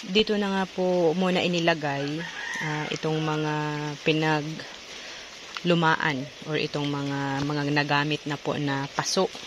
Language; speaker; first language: Filipino; non-native, local second language; Bikol